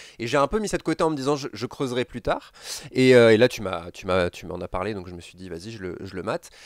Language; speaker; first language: French; native; French